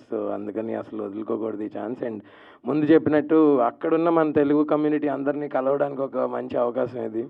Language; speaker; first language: Telugu; native; Telugu